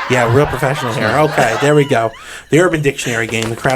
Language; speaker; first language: English; native; English